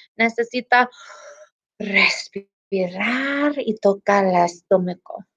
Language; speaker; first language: Spanish; non-native, learner; English